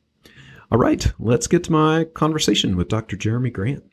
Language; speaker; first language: English; native; English